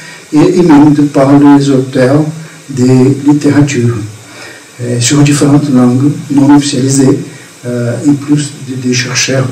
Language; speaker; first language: French; non-native, fluent; Portuguese